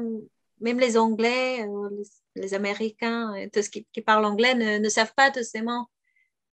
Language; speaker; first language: French; non-native, fluent; Bulgarian